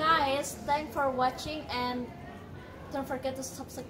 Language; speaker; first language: English; non-native, learner; Indonesian